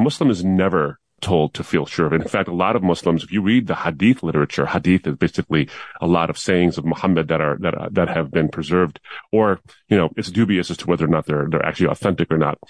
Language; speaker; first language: English; native; English